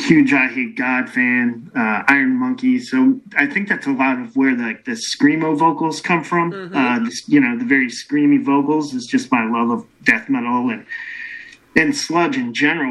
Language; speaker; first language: English; native; English